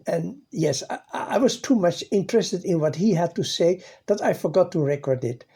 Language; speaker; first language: English; non-native, fluent; Dutch